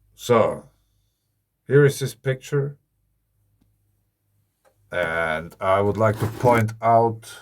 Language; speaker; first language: English; non-native, fluent; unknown